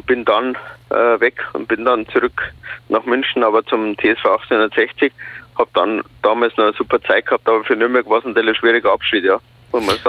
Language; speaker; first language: German; native; German